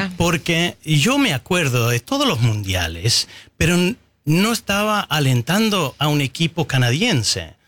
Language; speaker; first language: Spanish; non-native, fluent; English